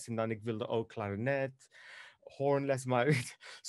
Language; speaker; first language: Dutch; non-native, fluent; Greek